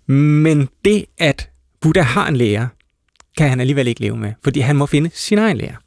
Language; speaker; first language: Danish; native; Danish